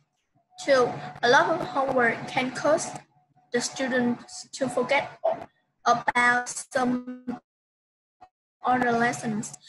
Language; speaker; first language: English; non-native, learner; Vietnamese